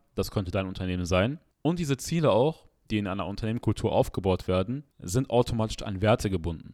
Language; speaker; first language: German; early bilingual, other home language; Arabic